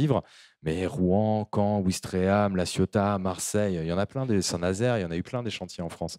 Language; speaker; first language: French; native; French